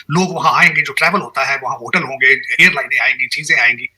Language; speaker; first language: Urdu; non-native, local second language; Punjabi